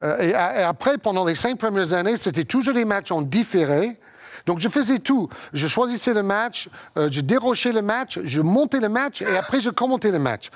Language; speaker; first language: French; non-native, fluent; English